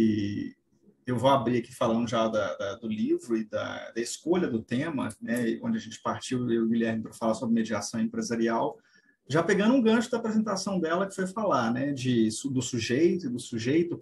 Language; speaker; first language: Portuguese; native; Portuguese